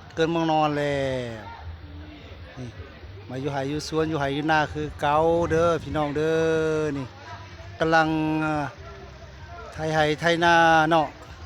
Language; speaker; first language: Lao; non-native, local second language; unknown